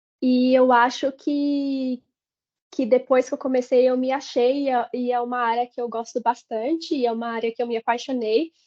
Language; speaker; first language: Portuguese; native; Portuguese